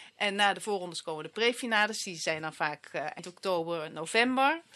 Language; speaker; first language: Dutch; native; Dutch